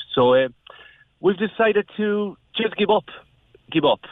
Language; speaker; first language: English; non-native, fluent; Spanish